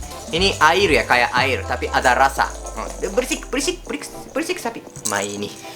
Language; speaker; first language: Indonesian; non-native, learner; Japanese